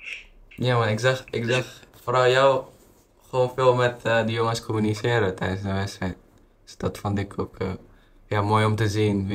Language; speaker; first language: Dutch; non-native, fluent; Indonesian